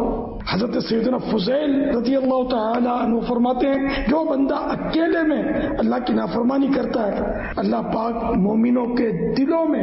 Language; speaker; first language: Urdu; native; Urdu